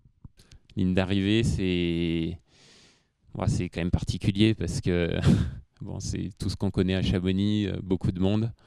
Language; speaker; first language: French; native; French